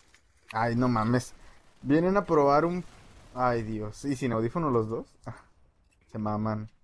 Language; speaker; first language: Spanish; native; Spanish